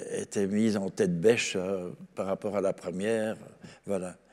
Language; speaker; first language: French; native; French